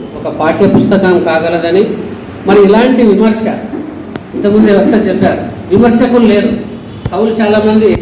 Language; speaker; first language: Telugu; native; Telugu